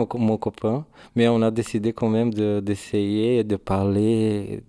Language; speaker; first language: French; non-native, learner; Portuguese